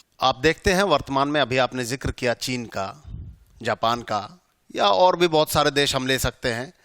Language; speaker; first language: Hindi; native; Hindi